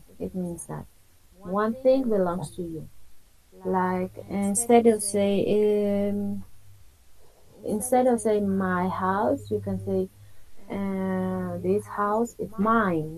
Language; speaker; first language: English; non-native, fluent; Spanish